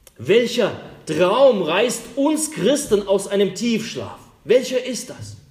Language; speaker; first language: German; non-native, fluent; Russian